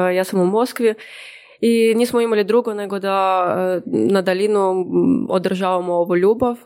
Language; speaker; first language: Croatian; non-native, fluent; Russian